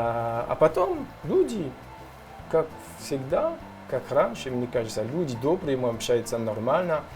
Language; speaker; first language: Russian; non-native, learner; French